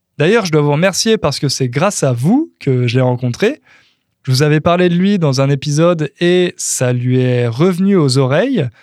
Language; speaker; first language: French; native; French